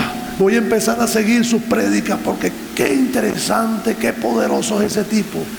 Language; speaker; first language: Spanish; native; Spanish